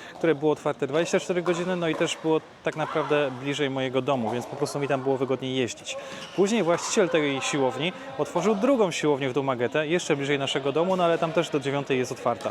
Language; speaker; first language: Polish; native; Polish